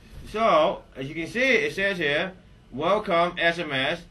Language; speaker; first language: English; native; English